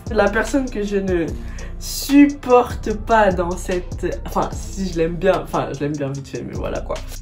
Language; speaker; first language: French; native; French